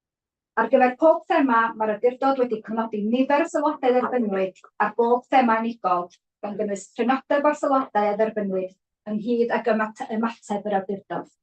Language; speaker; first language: Welsh; native; Welsh